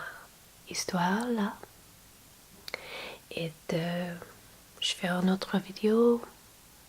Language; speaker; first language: French; non-native, learner; English